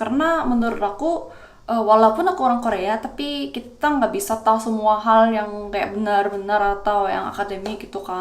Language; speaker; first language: Indonesian; non-native, fluent; Korean